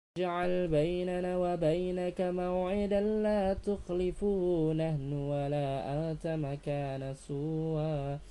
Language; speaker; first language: Arabic; non-native, fluent; Indonesian